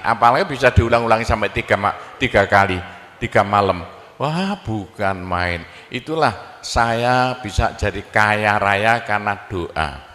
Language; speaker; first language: Indonesian; non-native, local second language; Javanese